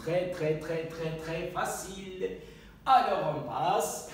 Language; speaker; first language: French; non-native, fluent; Turkish